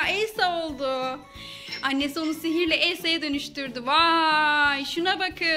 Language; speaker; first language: Turkish; native; Turkish